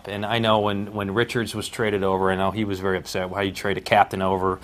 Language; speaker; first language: English; native; English